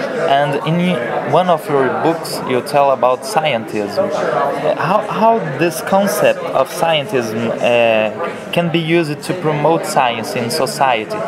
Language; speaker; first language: English; non-native, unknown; Portuguese